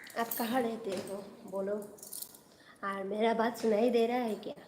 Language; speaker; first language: Hindi; non-native, local second language; Bangla